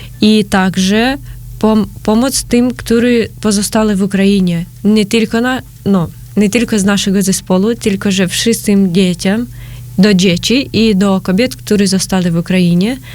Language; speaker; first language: Polish; non-native, learner; Ukrainian